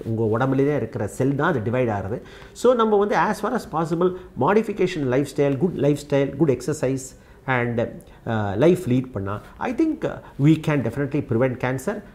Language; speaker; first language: English; non-native, local second language; Tamil